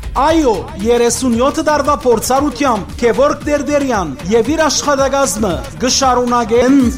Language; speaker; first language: Armenian; early bilingual, heritage; Armenian